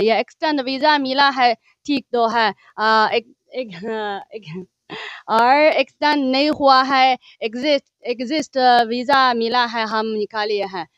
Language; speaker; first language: Hindi; non-native, learner; Chinese